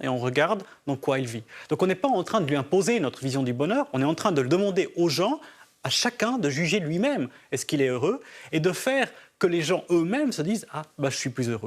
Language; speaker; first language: French; native; French